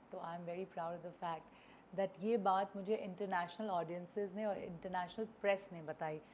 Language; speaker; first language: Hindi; non-native, local second language; Bhojpuri